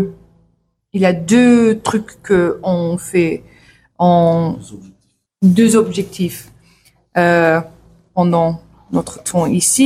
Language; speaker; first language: French; non-native, learner; English